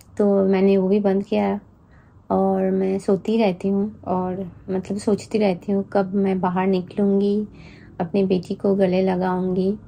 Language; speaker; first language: Hindi; non-native, local second language; Bangla